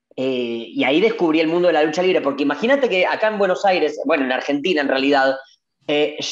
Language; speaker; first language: Spanish; native; Spanish